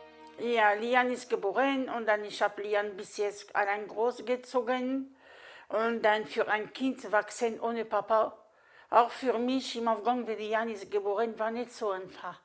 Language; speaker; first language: German; non-native, learner; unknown